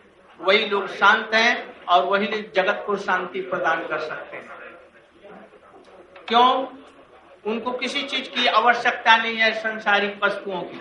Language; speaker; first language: Hindi; native; Hindi